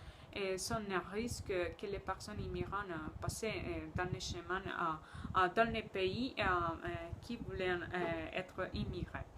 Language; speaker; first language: French; non-native, learner; Spanish